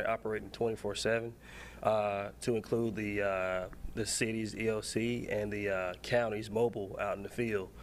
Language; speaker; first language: English; native; English